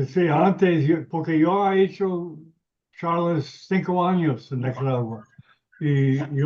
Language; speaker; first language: Spanish; non-native, learner; English